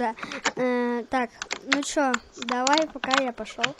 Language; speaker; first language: Russian; native; Russian